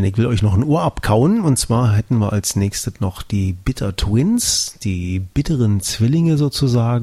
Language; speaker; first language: German; native; German